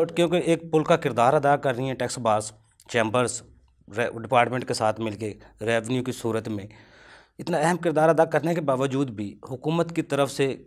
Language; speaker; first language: Urdu; non-native, local second language; Punjabi